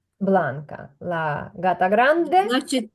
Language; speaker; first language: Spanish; non-native, fluent; Ukrainian